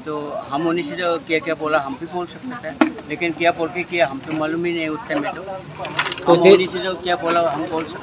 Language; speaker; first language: Hindi; non-native, local second language; Khasi